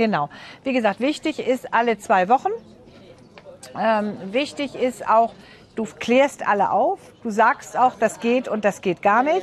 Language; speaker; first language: German; native; German